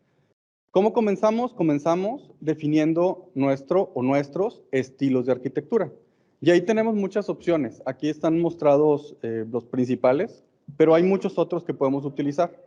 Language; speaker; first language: Spanish; native; Spanish